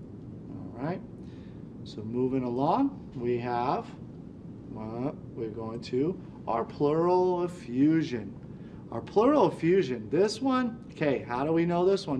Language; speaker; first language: English; native; English